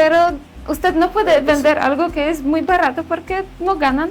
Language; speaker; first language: Spanish; non-native, learner; Polish